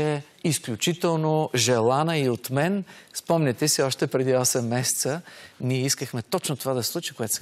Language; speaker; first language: Bulgarian; native; Bulgarian